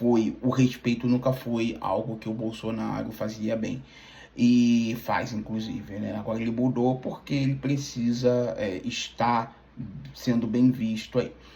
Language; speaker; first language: Portuguese; native; Portuguese